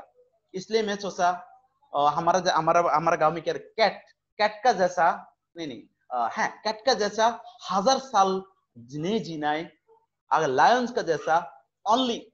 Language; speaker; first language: Hindi; non-native, fluent; Bangla